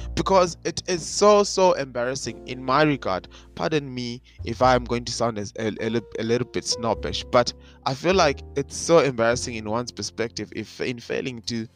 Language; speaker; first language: English; non-native, local second language; Shona